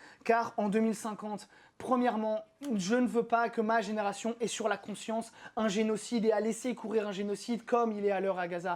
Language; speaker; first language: French; native; French